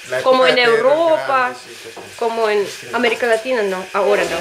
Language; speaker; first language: Spanish; non-native, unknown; Russian